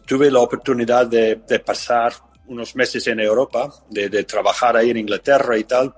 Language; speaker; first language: Spanish; non-native, fluent; English